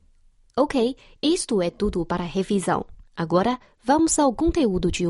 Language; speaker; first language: Portuguese; non-native, fluent; Chinese